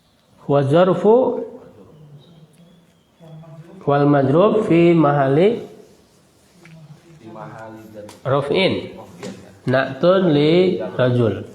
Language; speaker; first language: Arabic; non-native, fluent; Indonesian